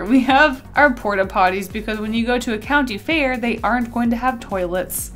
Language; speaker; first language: English; native; English